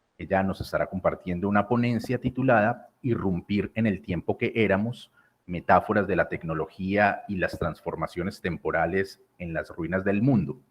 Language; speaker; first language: Spanish; native; Spanish